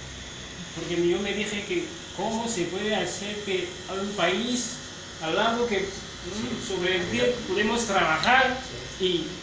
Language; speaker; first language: Spanish; non-native, fluent; French